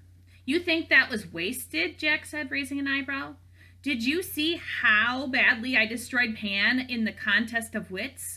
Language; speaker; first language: English; native; English